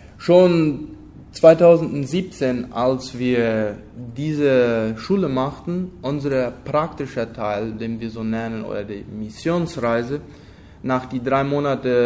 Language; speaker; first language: German; non-native, local second language; Low German